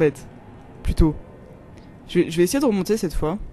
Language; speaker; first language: French; native; French